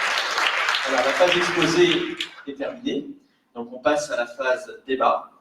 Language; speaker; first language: French; native; French